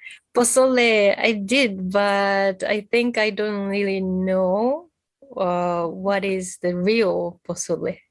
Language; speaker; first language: English; non-native, fluent; Japanese